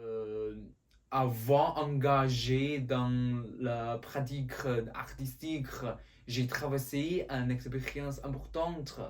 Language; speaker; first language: French; non-native, learner; Chinese